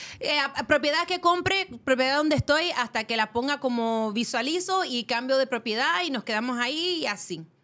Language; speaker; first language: Spanish; early bilingual, heritage; Spanish